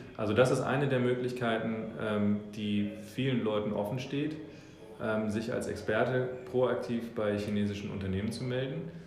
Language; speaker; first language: German; early bilingual, other home language; English